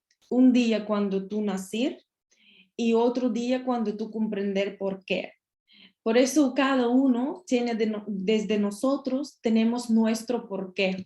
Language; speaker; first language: Spanish; non-native, learner; Russian